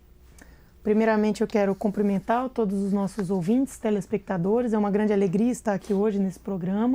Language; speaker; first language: Portuguese; native; Portuguese